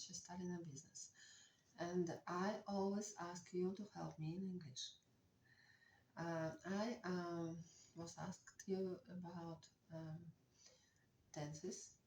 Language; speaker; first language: English; non-native, learner; Russian